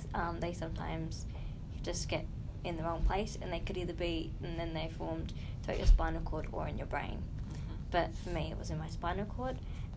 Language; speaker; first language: English; native; English